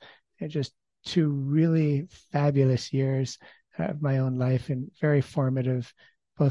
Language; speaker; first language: English; native; English